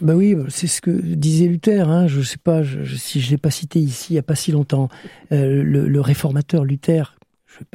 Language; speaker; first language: French; native; French